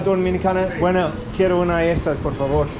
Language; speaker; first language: Spanish; non-native, learner; English